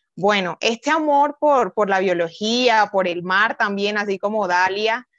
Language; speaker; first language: Spanish; native; Spanish